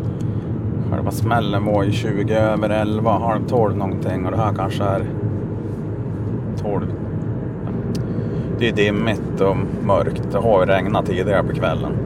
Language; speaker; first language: Swedish; native; Swedish